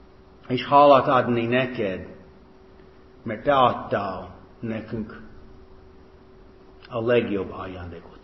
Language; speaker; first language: Hungarian; non-native, fluent; English